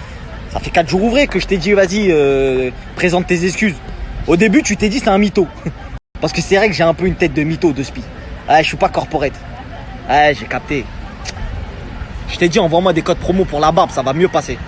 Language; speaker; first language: French; native; French